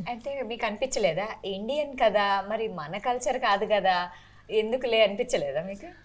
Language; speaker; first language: Telugu; native; Telugu